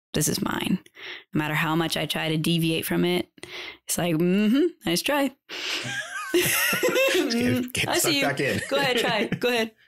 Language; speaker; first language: English; native; English